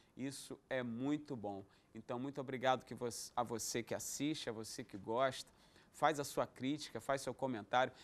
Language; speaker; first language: Portuguese; native; Portuguese